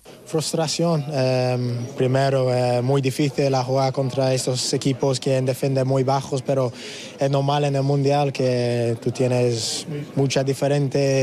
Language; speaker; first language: Spanish; non-native, learner; English